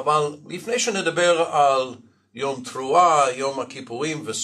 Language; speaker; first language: Hebrew; non-native, fluent; English